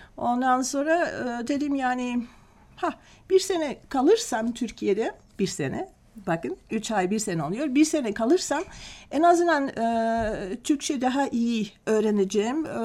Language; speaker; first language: Turkish; non-native, fluent; Dutch